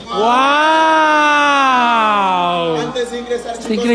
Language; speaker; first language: Spanish; native; Spanish